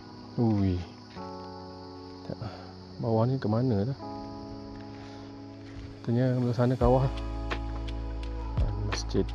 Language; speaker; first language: Malay; native; Malay